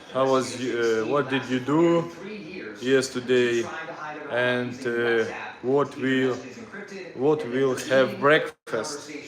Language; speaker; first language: English; non-native, learner; Russian